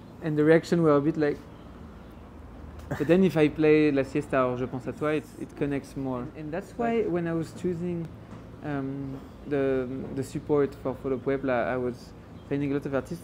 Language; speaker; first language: English; non-native, fluent; French